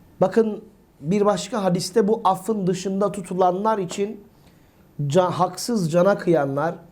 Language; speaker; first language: Turkish; native; Turkish